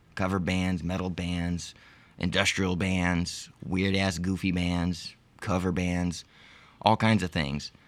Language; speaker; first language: English; native; English